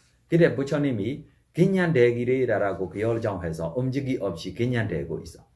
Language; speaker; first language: Korean; non-native, fluent; Burmese